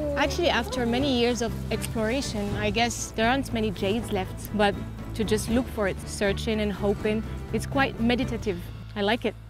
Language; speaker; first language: English; non-native, fluent; Arabic